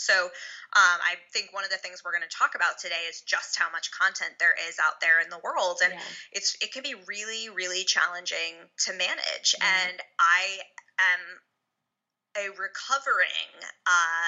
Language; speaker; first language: English; native; English